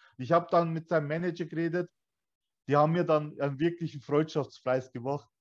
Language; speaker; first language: German; early bilingual, other home language; Turkish